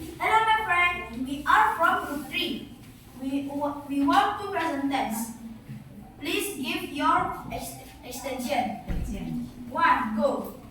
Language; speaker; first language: English; non-native, learner; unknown